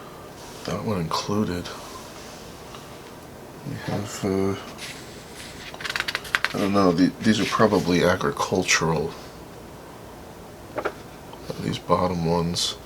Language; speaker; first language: English; native; English